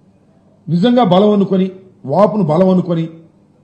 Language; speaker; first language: Telugu; native; Telugu